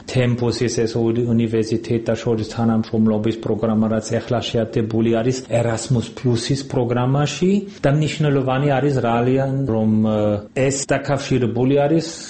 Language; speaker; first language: Georgian; non-native, fluent; German